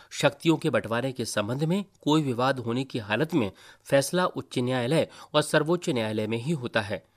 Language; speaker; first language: Hindi; native; Hindi